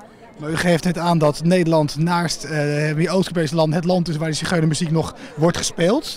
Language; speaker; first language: Dutch; native; Dutch